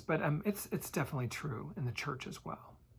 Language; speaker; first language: English; native; English